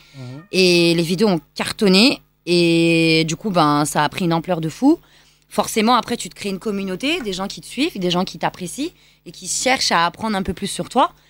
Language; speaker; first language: French; native; French